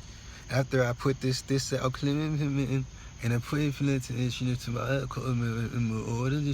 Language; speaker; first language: English; native; English